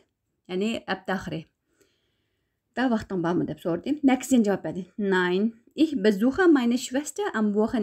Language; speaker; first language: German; non-native, fluent; Uyghur